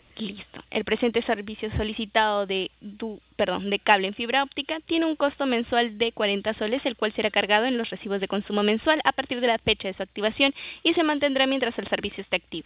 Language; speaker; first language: Spanish; native; Spanish